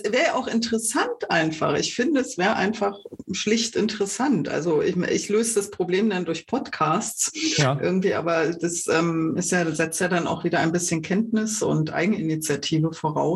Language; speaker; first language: German; native; German